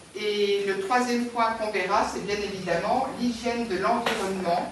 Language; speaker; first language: French; native; French